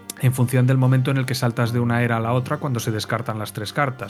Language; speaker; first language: Spanish; native; Spanish